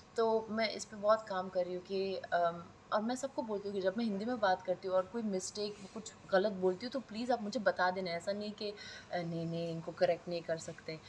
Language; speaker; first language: Hindi; non-native, fluent; Persian